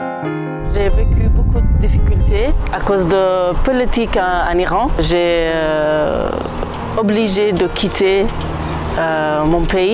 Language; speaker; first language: French; non-native, learner; Kurdish